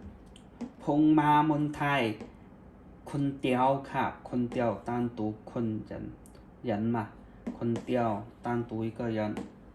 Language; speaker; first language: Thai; non-native, learner; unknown